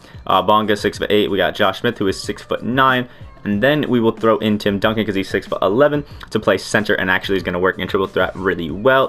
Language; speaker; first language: English; native; English